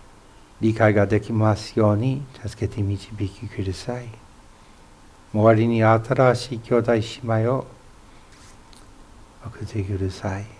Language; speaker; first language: Japanese; non-native, fluent; English